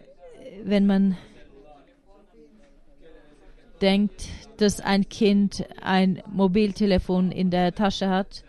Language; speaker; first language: German; non-native, fluent; Finnish